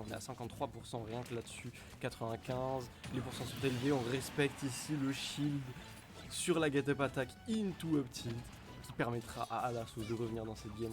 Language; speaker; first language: French; native; French